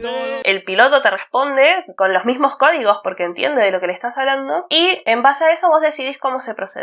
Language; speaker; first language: Spanish; native; Spanish